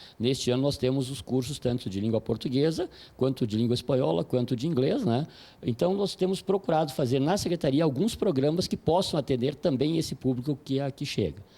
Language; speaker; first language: Portuguese; native; Portuguese